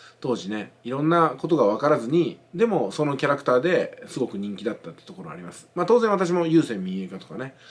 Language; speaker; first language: Japanese; native; Japanese